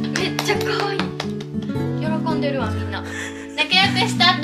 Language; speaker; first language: Japanese; native; Japanese